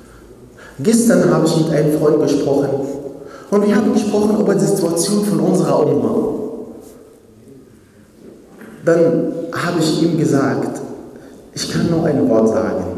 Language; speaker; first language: German; non-native, fluent; Arabic